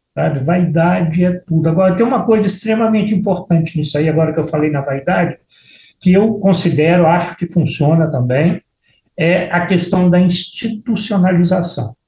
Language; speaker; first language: Portuguese; native; Portuguese